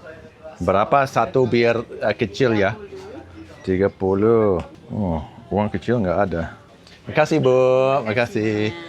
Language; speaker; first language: Indonesian; non-native, learner; English